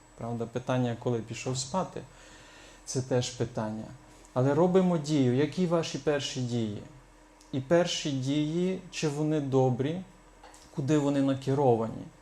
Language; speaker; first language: Ukrainian; native; Ukrainian